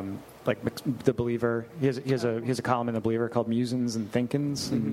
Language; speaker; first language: English; native; English